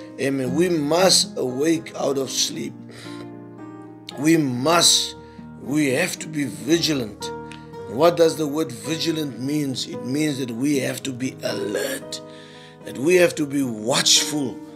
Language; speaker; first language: English; non-native, local second language; Afrikaans